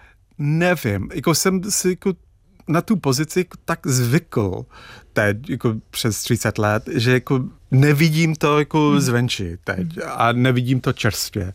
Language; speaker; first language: Czech; non-native, fluent; English